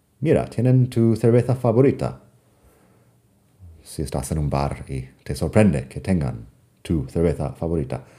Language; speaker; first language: Spanish; non-native, fluent; English